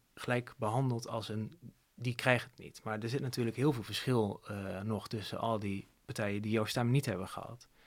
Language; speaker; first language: Dutch; native; Dutch